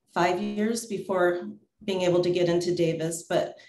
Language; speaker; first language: English; native; English